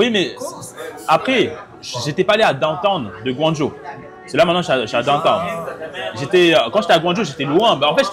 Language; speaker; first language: French; native; French